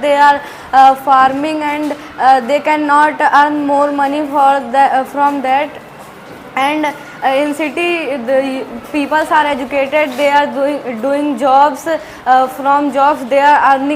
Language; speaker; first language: English; non-native, learner; Hindi